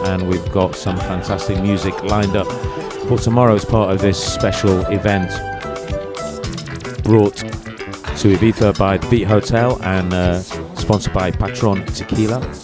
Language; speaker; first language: English; native; English